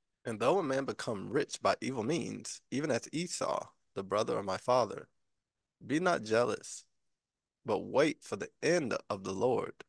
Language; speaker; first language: English; native; English